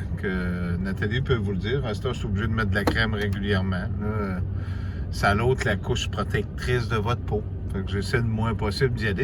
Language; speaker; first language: French; native; French